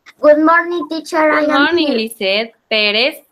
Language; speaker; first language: English; non-native, learner; Spanish